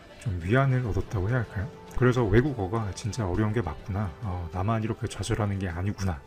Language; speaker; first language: Korean; native; Korean